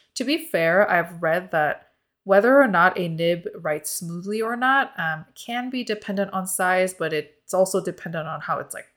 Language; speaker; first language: English; early bilingual, other home language; Korean